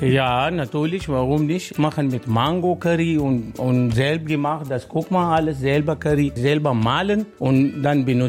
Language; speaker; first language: German; non-native, learner; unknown